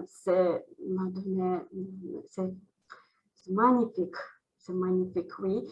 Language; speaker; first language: French; non-native, learner; Azerbaijani